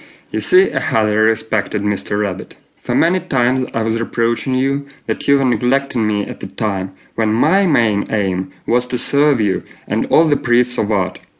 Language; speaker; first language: English; non-native, fluent; Russian